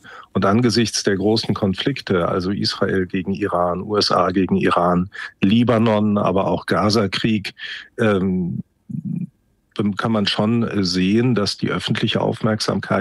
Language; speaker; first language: German; native; German